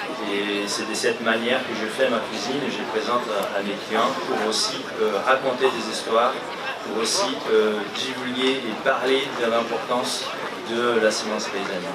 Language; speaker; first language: French; non-native, fluent; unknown